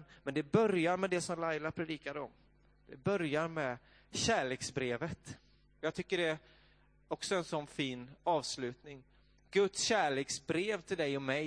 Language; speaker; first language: Swedish; native; Swedish